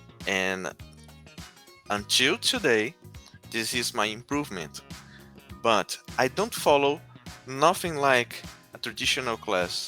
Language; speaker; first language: English; non-native, learner; Portuguese